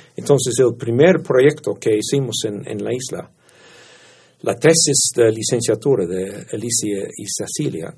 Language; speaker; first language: Spanish; non-native, fluent; English